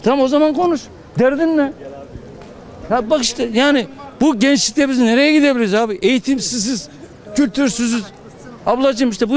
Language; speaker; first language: Turkish; native; Turkish